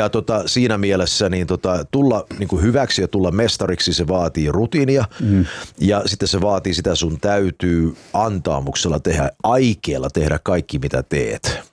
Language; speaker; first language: Finnish; early bilingual, heritage; Finnish